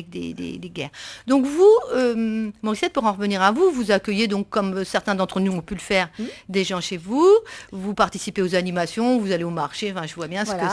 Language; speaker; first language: French; native; French